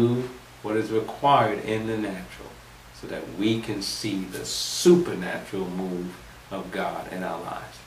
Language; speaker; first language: English; native; English